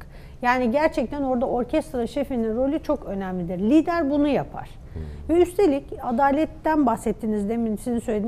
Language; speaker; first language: Turkish; native; Turkish